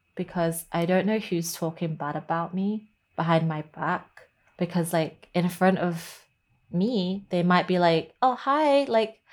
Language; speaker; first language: English; native; English